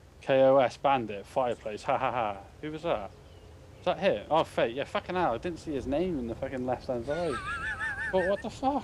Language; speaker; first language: English; native; English